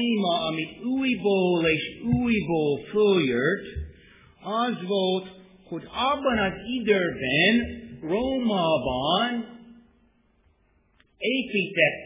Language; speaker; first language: Hungarian; non-native, fluent; English